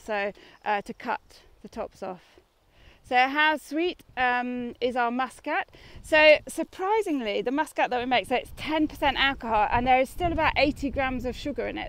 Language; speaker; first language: English; native; English